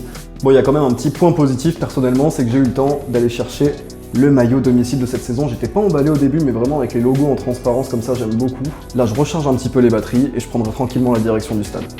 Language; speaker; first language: French; native; French